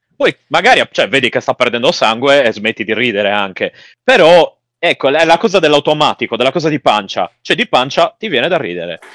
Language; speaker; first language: Italian; native; Italian